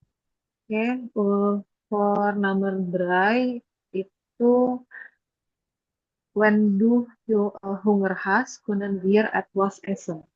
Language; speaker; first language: German; non-native, learner; Indonesian